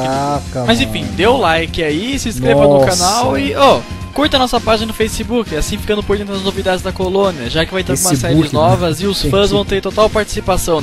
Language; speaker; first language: Portuguese; native; Portuguese